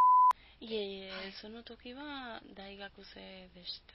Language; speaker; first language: Japanese; non-native, learner; Spanish